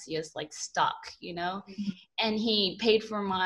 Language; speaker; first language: English; native; English